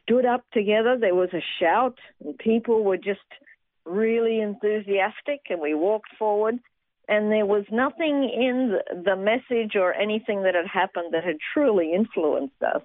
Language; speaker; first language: English; native; English